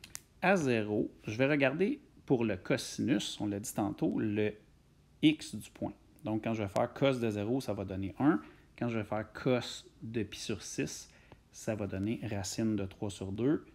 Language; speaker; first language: French; native; French